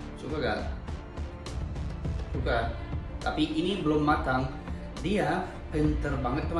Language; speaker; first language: Indonesian; non-native, learner; English